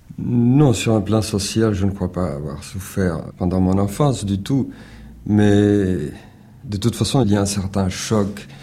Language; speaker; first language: French; early bilingual, other home language; Spanish